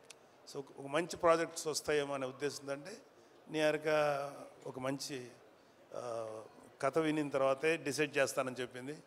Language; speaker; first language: Telugu; native; Telugu